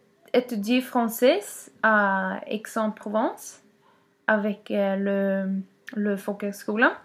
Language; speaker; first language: French; non-native, learner; Swedish